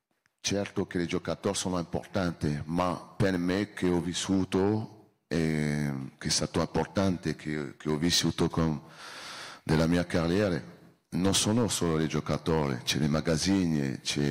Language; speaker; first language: Italian; non-native, learner; French